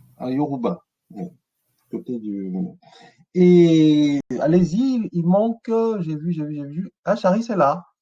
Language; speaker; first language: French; non-native, local second language; Ewe